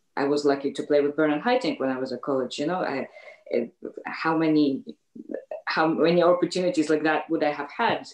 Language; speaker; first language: English; native; English